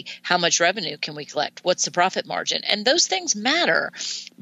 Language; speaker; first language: English; native; English